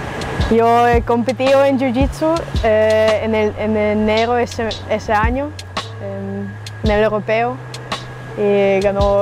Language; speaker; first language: Spanish; non-native, learner; German